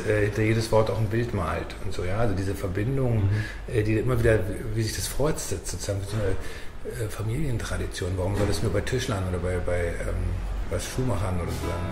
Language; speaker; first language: German; native; German